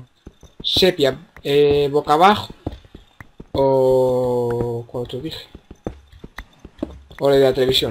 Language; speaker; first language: Spanish; native; Spanish